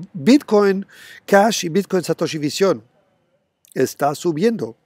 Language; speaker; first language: Spanish; non-native, fluent; German